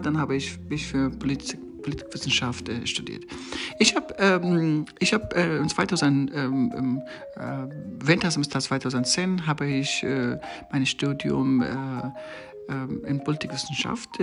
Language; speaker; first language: German; non-native, learner; Persian